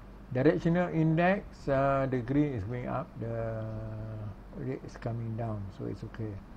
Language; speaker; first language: English; non-native, local second language; Malay